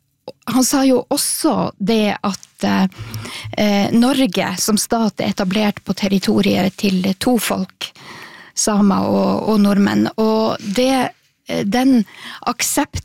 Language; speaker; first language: Norwegian; non-native, local second language; Northern Sami